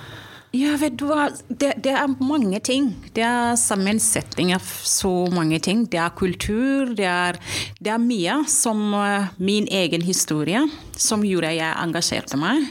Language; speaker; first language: Norwegian; non-native, fluent; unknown